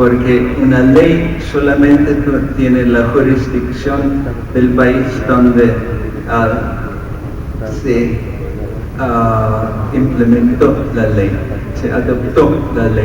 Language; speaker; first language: Spanish; non-native, fluent; English